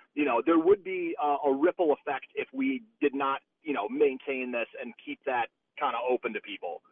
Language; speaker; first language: English; native; English